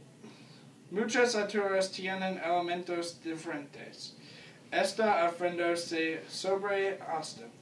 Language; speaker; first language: Spanish; non-native, learner; English